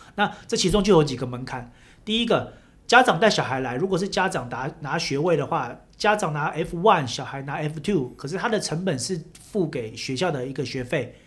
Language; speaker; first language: Chinese; native; Chinese